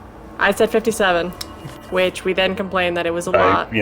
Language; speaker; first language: English; native; English